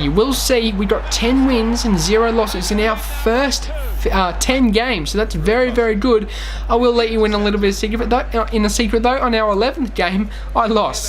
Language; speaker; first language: English; native; English